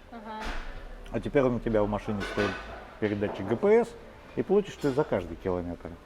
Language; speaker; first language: Russian; native; Russian